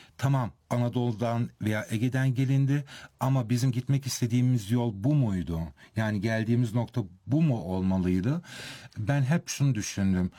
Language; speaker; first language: Turkish; early bilingual, heritage; Turkish